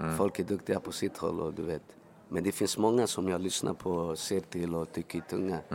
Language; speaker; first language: Swedish; early bilingual, other home language; Spanish